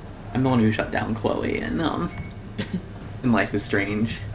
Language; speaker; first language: English; native; English